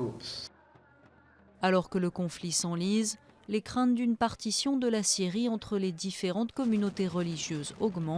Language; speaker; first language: French; native; French